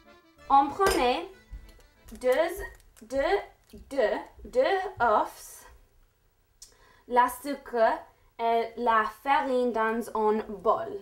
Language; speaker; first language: French; non-native, learner; English